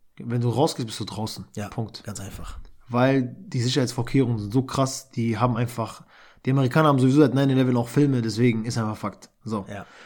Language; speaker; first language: German; early bilingual, other home language; Albanian